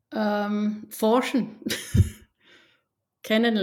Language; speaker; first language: German; non-native, fluent; English